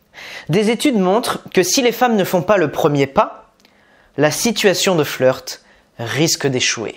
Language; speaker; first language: French; native; French